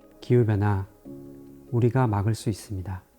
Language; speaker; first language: Korean; native; Korean